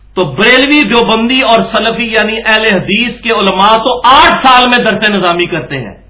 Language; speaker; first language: Urdu; non-native, local second language; Punjabi